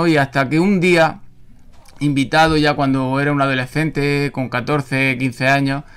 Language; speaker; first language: Spanish; native; Spanish